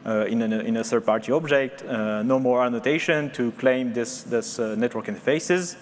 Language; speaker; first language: English; non-native, fluent; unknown